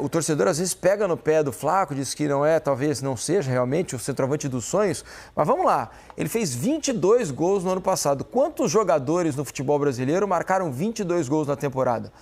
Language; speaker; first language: Portuguese; native; Portuguese